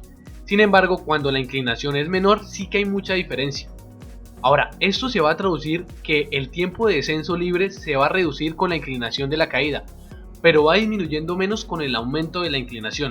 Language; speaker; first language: Spanish; native; Spanish